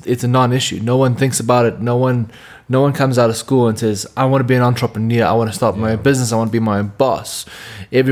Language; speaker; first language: English; native; English